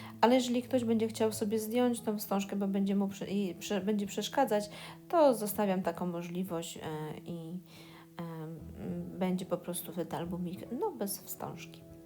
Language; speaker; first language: Polish; native; Polish